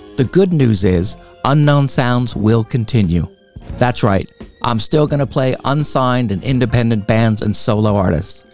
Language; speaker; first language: English; native; English